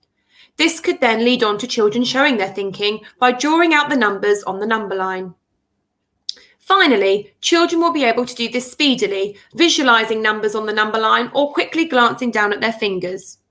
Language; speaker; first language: English; native; English